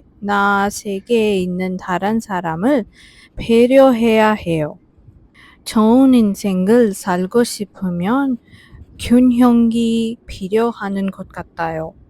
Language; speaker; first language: Korean; non-native, fluent; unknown